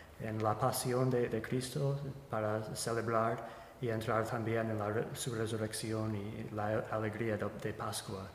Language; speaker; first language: Spanish; non-native, fluent; English